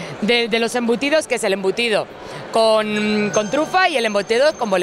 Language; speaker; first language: Spanish; native; Spanish